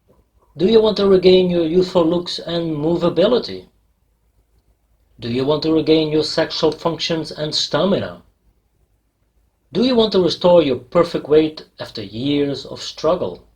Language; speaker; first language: English; non-native, fluent; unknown